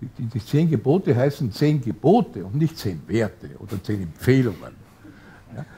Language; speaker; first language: German; native; German